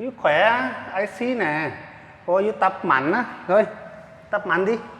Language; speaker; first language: Vietnamese; non-native, learner; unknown